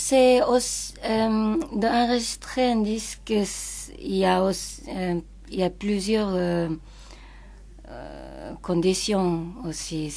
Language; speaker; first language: French; non-native, fluent; Japanese